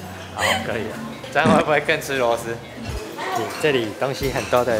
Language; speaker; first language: Chinese; native; Chinese